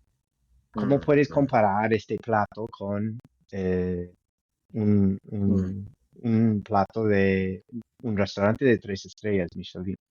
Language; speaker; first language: Spanish; non-native, fluent; English